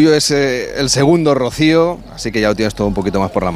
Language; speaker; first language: Spanish; native; Spanish